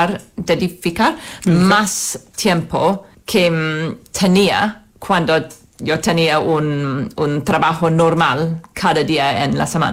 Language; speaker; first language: Spanish; non-native, fluent; English